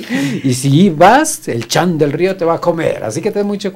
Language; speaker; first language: Spanish; native; Spanish